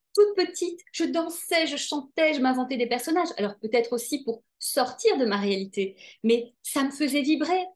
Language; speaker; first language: French; native; French